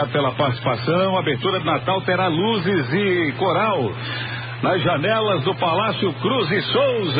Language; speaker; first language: Portuguese; native; Portuguese